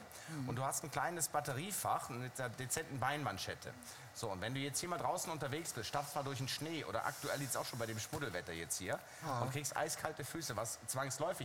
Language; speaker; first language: German; native; German